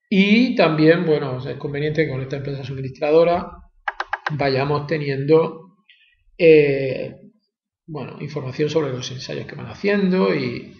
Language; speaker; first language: Spanish; native; Spanish